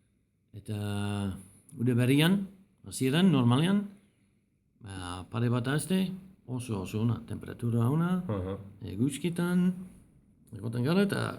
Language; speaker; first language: Basque; non-native, learner; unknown